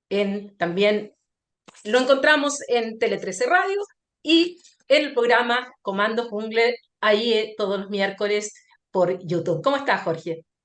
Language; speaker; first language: Spanish; native; Spanish